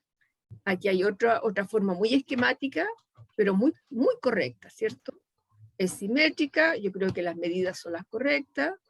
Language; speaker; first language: Spanish; native; Spanish